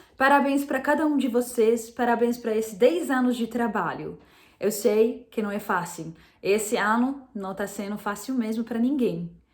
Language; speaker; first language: Portuguese; non-native, fluent; Arabic